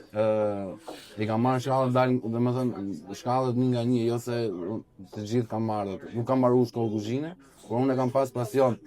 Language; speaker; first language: Albanian; native; Albanian